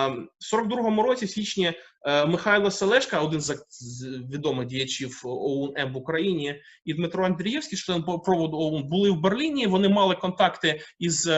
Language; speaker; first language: Ukrainian; native; Ukrainian